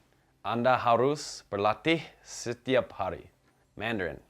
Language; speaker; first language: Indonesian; non-native, fluent; English